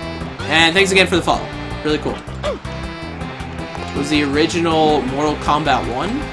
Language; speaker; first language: English; native; English